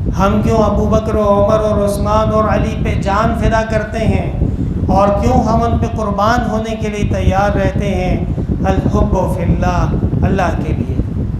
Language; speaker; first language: Urdu; non-native, local second language; Pashto